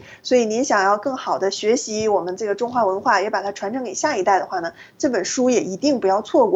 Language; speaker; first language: Chinese; native; Chinese